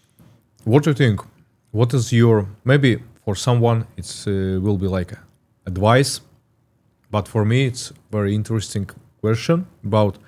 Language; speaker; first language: English; non-native, learner; Russian